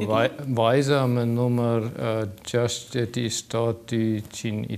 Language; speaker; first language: Albanian; non-native, learner; German